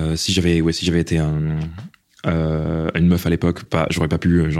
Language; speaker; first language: French; non-native, fluent; English